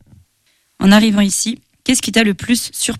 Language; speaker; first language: French; native; French